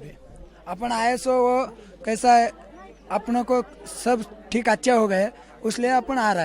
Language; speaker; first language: Hindi; non-native, local second language; Marathi